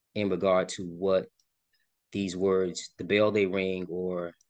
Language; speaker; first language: English; native; English